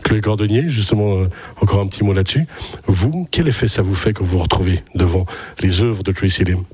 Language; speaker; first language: French; native; French